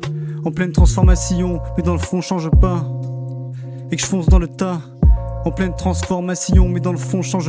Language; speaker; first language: French; native; French